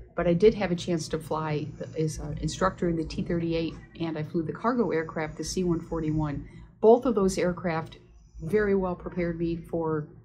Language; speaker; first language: English; native; English